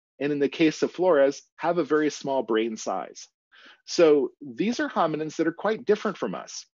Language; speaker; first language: English; native; English